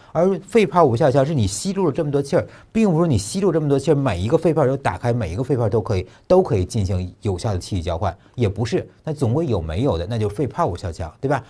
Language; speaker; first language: Chinese; native; Chinese